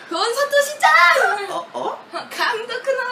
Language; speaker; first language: Japanese; non-native, learner; Korean